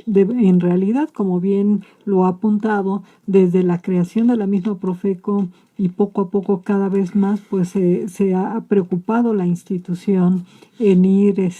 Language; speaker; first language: Spanish; native; Spanish